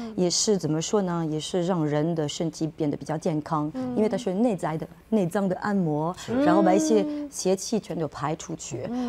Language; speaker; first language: Chinese; non-native, fluent; French